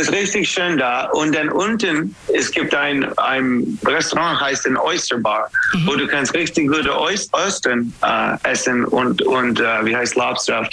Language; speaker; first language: German; non-native, learner; English